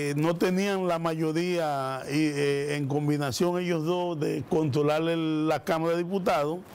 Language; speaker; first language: Spanish; native; Spanish